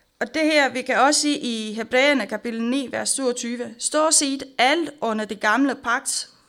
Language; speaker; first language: Danish; non-native, fluent; Romanian